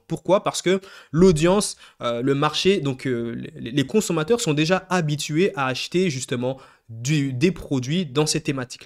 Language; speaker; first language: French; native; French